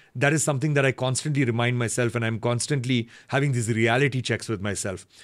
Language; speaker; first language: English; native; English